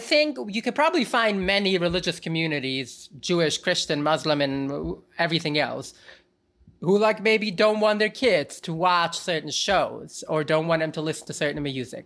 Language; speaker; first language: English; early bilingual, other home language; Yiddish